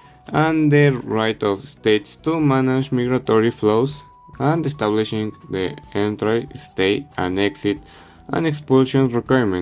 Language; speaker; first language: English; non-native, learner; Spanish